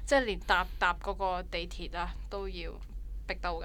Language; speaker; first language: Chinese; native; Chinese